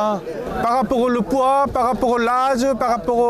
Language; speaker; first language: French; non-native, learner; Korean